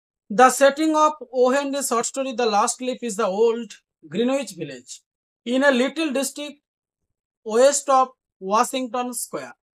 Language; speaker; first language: English; non-native, local second language; Bangla